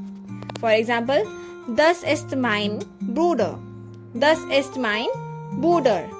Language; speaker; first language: German; non-native, learner; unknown